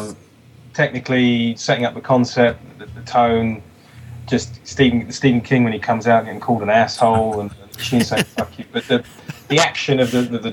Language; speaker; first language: English; native; English